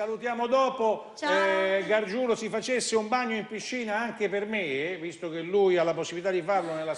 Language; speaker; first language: Italian; native; Italian